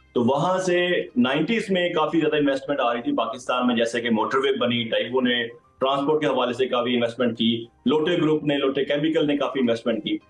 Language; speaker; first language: Urdu; non-native, local second language; Punjabi